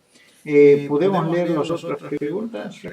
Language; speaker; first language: Spanish; non-native, fluent; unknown